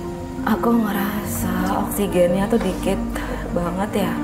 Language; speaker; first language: Indonesian; native; Indonesian